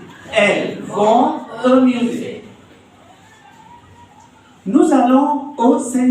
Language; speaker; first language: French; non-native, fluent; Arabic